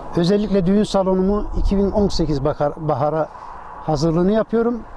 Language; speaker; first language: Turkish; native; Turkish